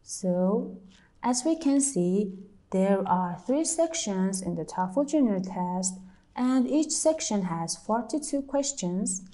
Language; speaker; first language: English; non-native, fluent; Mongolian